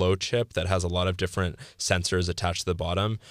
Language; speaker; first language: English; early bilingual, other home language; Greek